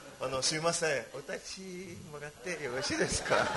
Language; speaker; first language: Japanese; non-native, learner; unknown